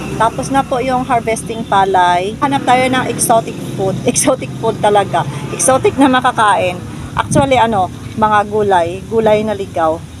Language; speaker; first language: Filipino; non-native, local second language; Hiligaynon